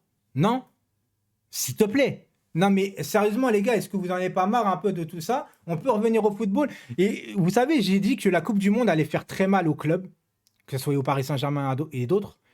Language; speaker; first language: French; native; French